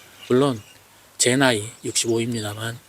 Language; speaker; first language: Korean; native; Korean